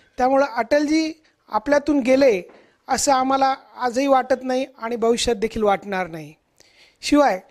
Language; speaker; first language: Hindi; non-native, local second language; Sindhi